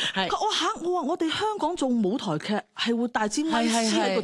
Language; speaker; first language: Cantonese; native; Cantonese